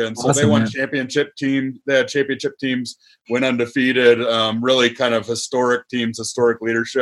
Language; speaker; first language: English; native; English